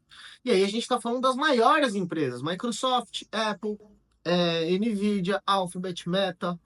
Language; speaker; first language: Portuguese; native; Portuguese